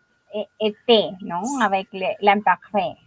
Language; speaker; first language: French; non-native, learner; Spanish